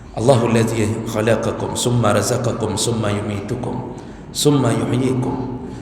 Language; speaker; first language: Malay; non-native, local second language; Achinese